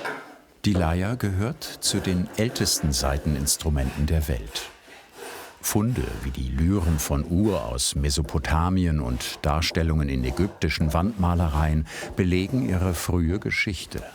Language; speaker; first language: German; native; German